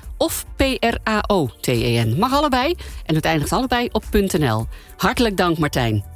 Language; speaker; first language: Dutch; native; Dutch